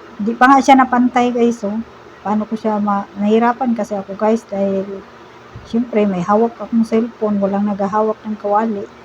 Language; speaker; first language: Filipino; non-native, local second language; Cebuano